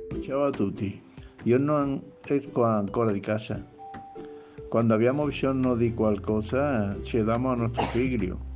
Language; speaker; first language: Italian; non-native, learner; Spanish